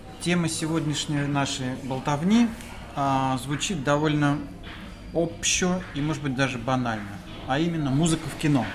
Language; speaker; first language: Russian; native; Russian